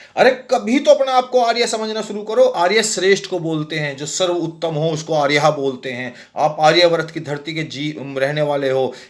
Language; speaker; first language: Hindi; native; Hindi